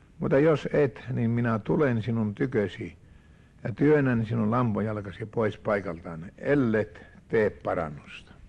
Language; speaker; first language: Finnish; native; Finnish